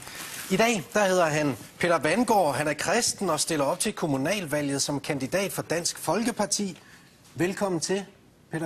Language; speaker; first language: Danish; native; Danish